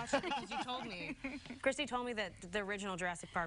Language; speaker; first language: English; native; English